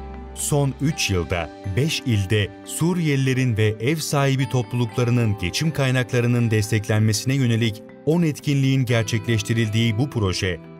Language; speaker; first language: Turkish; native; Turkish